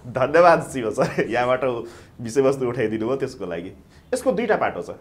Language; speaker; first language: Nepali; non-native, local second language; Maithili